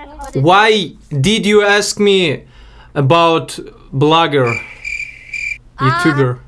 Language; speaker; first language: English; non-native, learner; Russian